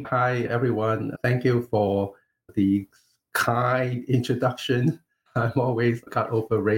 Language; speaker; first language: English; non-native, local second language; Cantonese